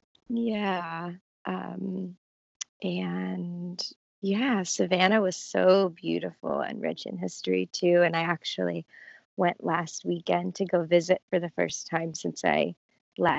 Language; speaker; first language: English; native; English